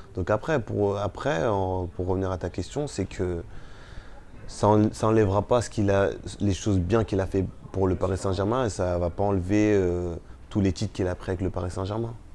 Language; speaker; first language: French; early bilingual, other home language; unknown